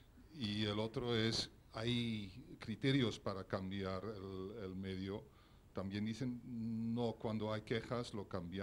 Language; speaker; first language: Spanish; non-native, fluent; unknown